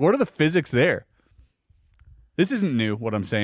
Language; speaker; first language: English; native; English